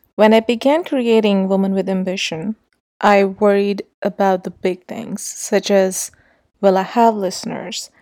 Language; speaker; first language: English; non-native, local second language; Urdu